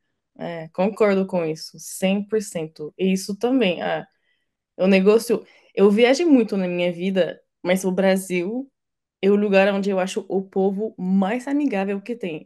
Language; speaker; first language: Portuguese; non-native, fluent; French